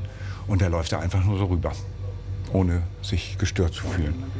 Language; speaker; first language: German; native; German